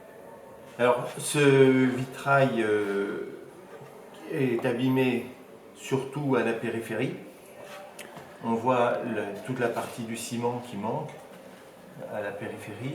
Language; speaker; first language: French; native; French